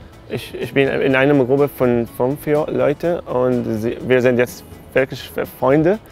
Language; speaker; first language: German; non-native, learner; Arabic